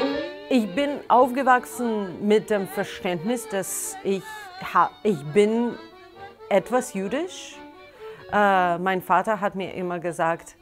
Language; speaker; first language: German; non-native, fluent; Russian